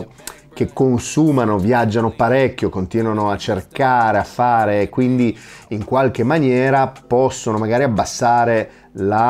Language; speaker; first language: Italian; native; Italian